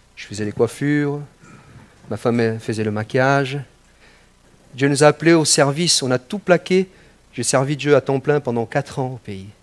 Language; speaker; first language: French; non-native, fluent; Portuguese